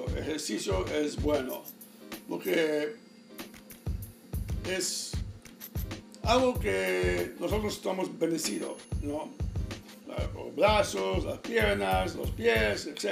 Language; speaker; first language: Spanish; non-native, fluent; English